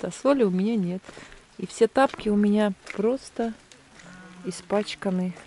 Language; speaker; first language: Russian; native; Russian